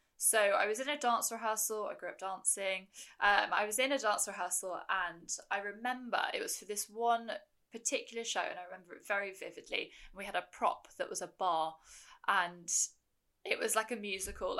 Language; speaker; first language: English; native; English